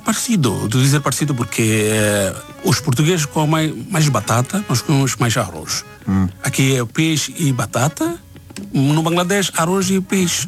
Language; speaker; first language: Portuguese; non-native, learner; Bangla